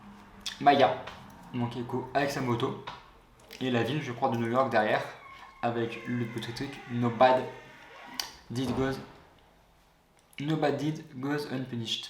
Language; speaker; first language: French; native; French